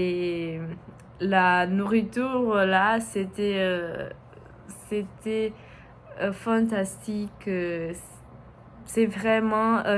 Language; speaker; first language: French; non-native, learner; Portuguese